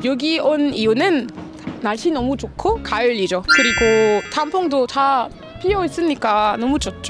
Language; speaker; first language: Korean; non-native, fluent; French